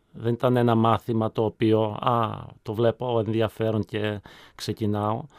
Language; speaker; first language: Greek; early bilingual, other home language; Czech